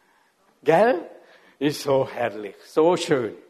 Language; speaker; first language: German; non-native, fluent; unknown